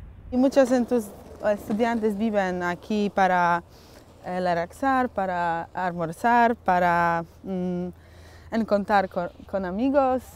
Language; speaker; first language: Spanish; non-native, learner; Polish